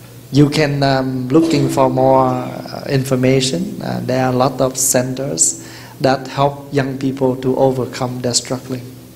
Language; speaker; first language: English; early bilingual, other home language; Vietnamese